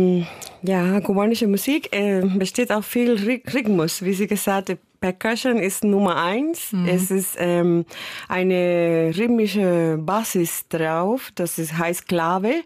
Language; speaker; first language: German; non-native, learner; Spanish